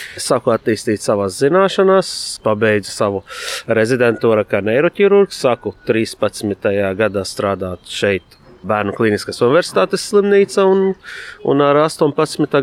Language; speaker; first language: Latvian; non-native, fluent; Arabic